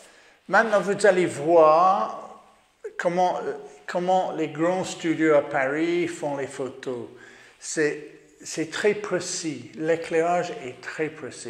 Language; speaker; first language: French; non-native, learner; English